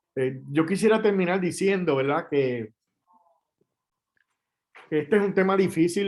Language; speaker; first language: Spanish; native; Spanish